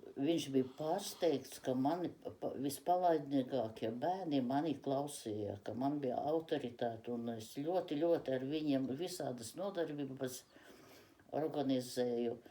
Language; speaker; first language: Latvian; early bilingual, other home language; Russian